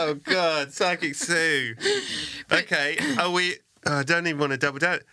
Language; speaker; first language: English; native; English